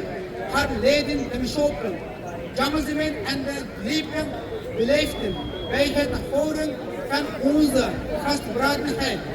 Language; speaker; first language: Dutch; non-native, local second language; Uyghur